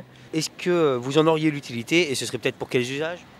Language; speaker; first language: French; native; French